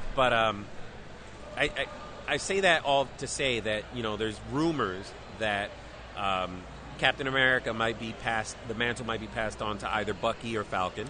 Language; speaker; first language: English; native; English